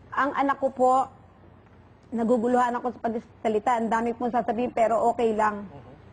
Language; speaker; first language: Filipino; native; Filipino